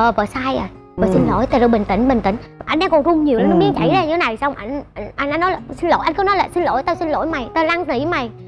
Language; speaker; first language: Vietnamese; native; Vietnamese